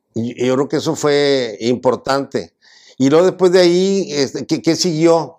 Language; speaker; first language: Spanish; native; Spanish